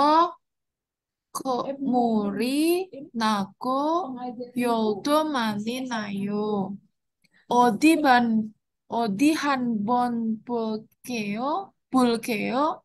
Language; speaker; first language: Korean; non-native, learner; Indonesian